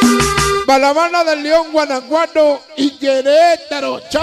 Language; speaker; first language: Spanish; native; Spanish